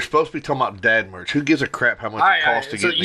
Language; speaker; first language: English; native; English